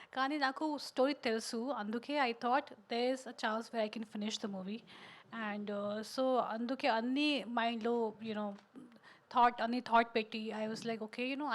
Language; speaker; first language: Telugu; non-native, learner; Hindi